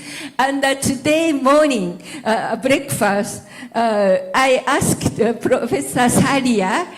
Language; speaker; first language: English; non-native, learner; Japanese